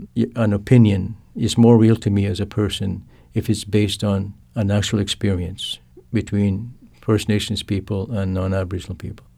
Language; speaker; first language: English; non-native, fluent; Cree